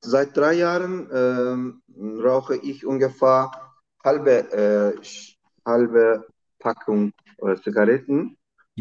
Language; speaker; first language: German; non-native, learner; Turkish